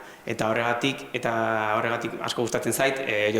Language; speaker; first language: Basque; non-native, local second language; Spanish